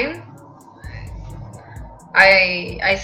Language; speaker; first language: English; non-native, fluent; Portuguese